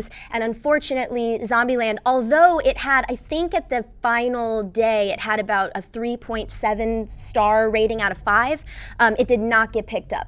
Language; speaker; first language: English; native; English